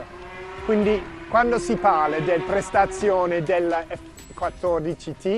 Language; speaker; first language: Italian; non-native, fluent; English